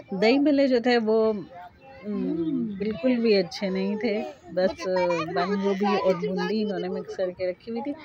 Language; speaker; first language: Hindi; native; Hindi